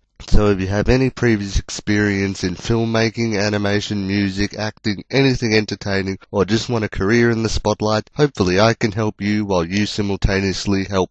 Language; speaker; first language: English; native; English